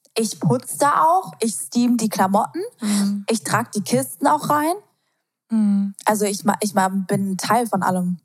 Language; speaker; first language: German; native; German